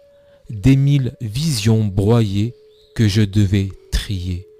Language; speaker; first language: French; native; French